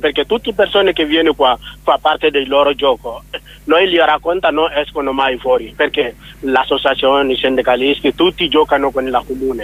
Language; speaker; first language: Italian; non-native, learner; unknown